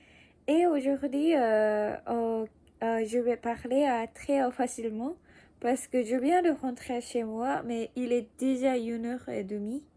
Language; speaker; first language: French; non-native, learner; Japanese